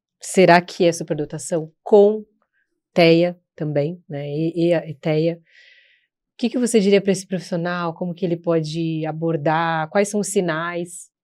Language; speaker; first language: Portuguese; native; Portuguese